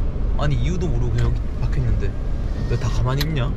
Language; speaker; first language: Korean; native; Korean